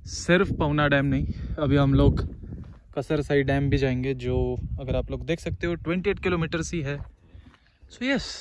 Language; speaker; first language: Hindi; non-native, local second language; Marathi